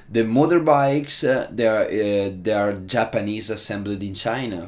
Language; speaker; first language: English; non-native, fluent; Italian